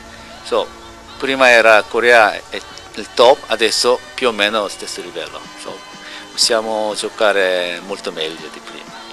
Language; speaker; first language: Italian; non-native, learner; Korean